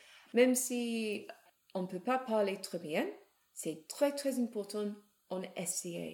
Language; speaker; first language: French; non-native, learner; English